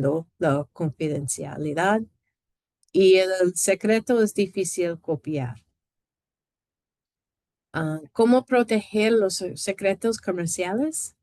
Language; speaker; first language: Spanish; non-native, fluent; English